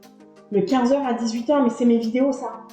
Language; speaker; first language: French; native; French